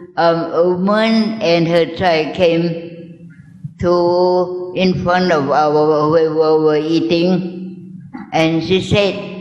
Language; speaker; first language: English; non-native, fluent; Min Nan Chinese